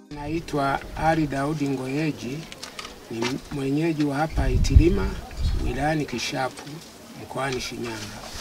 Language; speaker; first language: Swahili; non-native, local second language; Sukuma